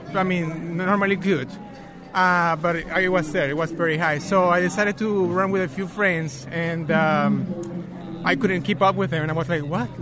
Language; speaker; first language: English; non-native, fluent; Spanish